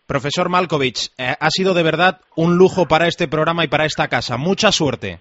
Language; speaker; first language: Spanish; native; Spanish